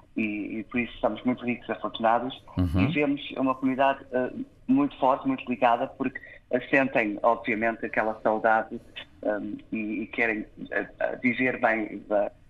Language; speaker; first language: Portuguese; early bilingual, heritage; English